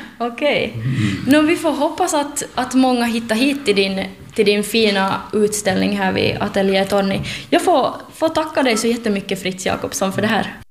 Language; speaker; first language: Swedish; native; Swedish